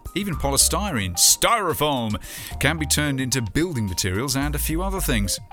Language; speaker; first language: English; native; English